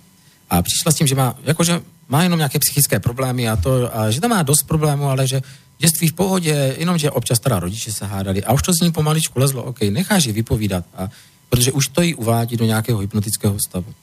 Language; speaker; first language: Czech; native; Czech